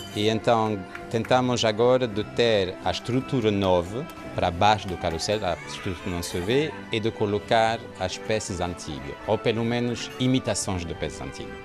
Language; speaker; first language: Portuguese; non-native, fluent; French